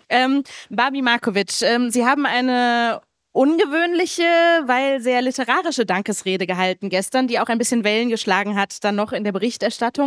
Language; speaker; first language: German; native; German